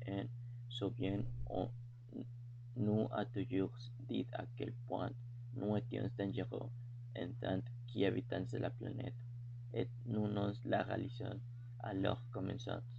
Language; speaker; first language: French; non-native, learner; Spanish